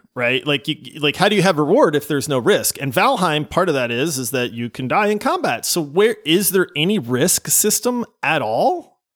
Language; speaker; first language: English; native; English